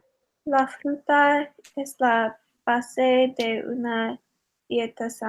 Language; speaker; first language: Spanish; non-native, learner; English